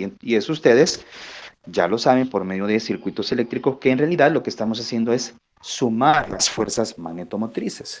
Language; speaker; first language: Spanish; native; Spanish